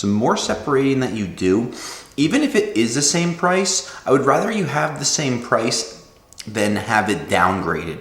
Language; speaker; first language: English; native; English